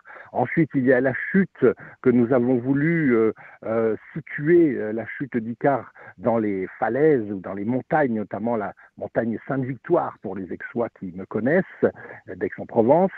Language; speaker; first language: French; native; French